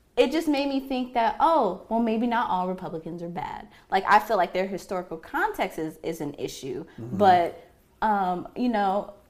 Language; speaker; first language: English; native; English